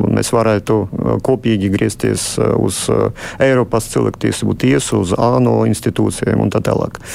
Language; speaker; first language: Latvian; non-native, local second language; Russian